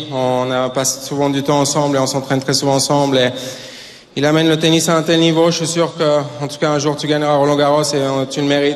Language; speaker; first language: French; native; French